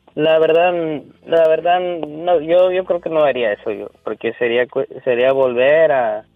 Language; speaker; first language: Spanish; native; Spanish